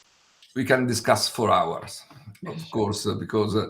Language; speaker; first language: English; non-native, fluent; Italian